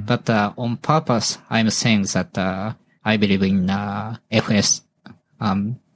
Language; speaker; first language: English; non-native, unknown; Japanese